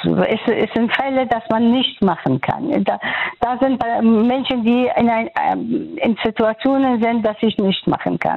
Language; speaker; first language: German; non-native, fluent; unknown